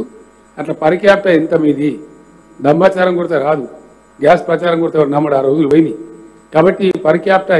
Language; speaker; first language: Telugu; native; Telugu